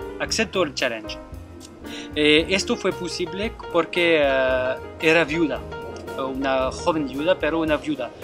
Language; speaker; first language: Spanish; non-native, fluent; French